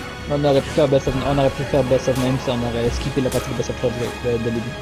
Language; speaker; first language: French; native; French